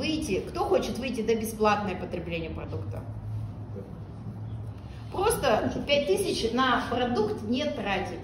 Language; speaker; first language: Russian; native; Russian